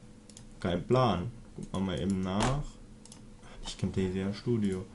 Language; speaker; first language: German; native; German